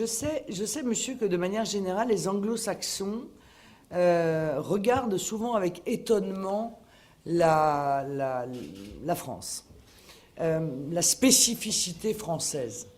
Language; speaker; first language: French; native; French